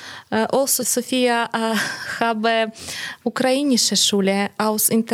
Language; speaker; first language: German; non-native, learner; Ukrainian